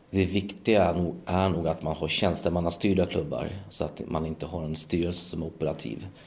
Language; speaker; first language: Swedish; early bilingual, other home language; Polish